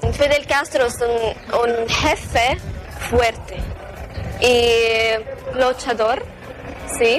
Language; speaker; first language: Spanish; non-native, learner; Arabic